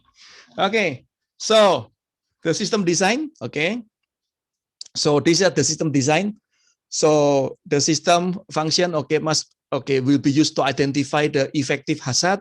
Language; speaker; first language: English; non-native, fluent; Indonesian